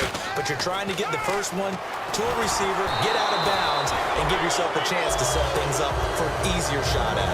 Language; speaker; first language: English; native; English